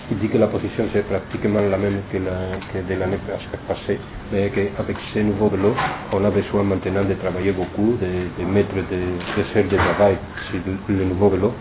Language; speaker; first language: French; non-native, fluent; Spanish